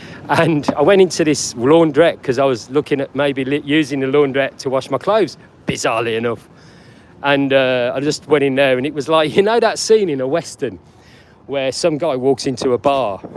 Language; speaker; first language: English; native; English